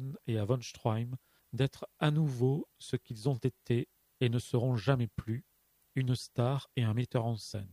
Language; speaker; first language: French; native; French